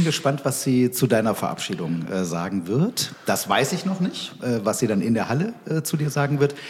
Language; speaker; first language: German; native; German